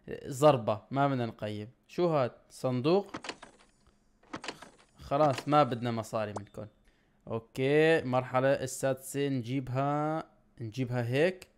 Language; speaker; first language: Arabic; native; Arabic